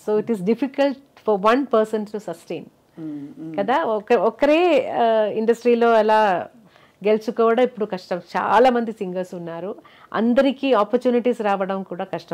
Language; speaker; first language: Telugu; non-native, local second language; Malayalam